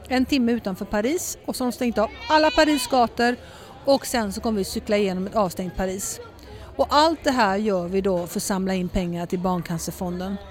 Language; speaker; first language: Swedish; early bilingual, heritage; Swedish